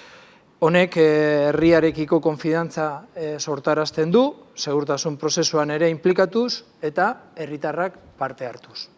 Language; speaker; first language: Basque; native; Basque